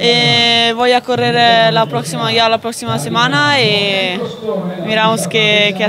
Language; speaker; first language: Spanish; non-native, fluent; Italian